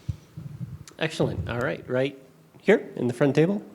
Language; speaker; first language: English; native; English